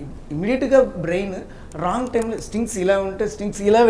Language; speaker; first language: Telugu; non-native, learner; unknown